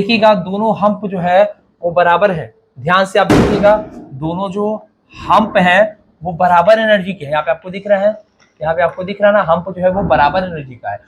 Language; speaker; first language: Hindi; native; Hindi